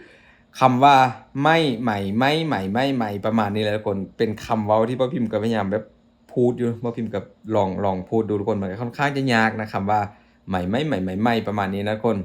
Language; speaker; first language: Thai; non-native, local second language; Northeastern Thai